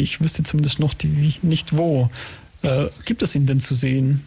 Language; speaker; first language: German; native; German